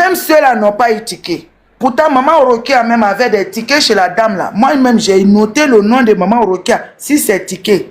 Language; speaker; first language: French; non-native, local second language; Bambara